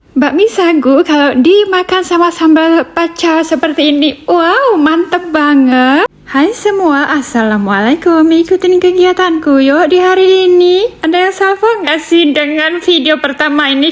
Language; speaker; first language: Indonesian; native; Indonesian